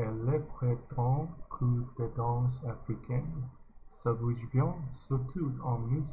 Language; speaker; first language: French; non-native, learner; English